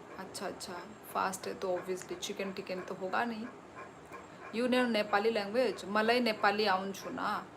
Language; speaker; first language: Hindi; non-native, local second language; Kok Borok